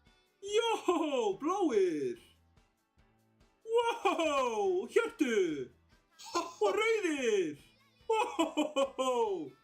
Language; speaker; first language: Icelandic; native; Icelandic